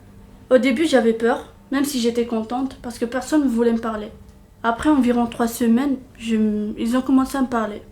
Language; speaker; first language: French; non-native, fluent; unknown